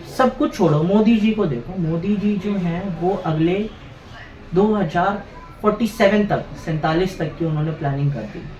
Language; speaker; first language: Hindi; native; Hindi